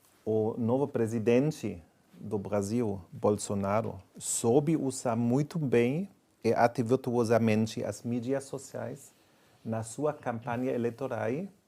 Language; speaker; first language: Portuguese; non-native, fluent; German